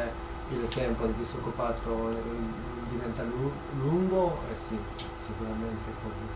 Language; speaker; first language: Italian; non-native, learner; Japanese